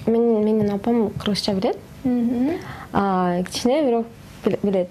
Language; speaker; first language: Kyrgyz; non-native, fluent; Russian